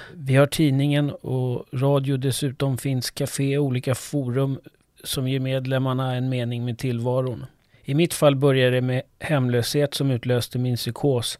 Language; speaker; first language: Swedish; non-native, fluent; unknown